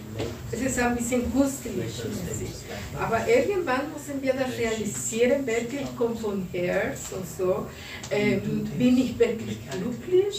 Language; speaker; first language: German; non-native, fluent; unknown